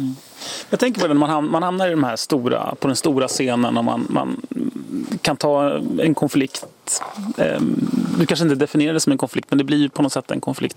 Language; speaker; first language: Swedish; native; Swedish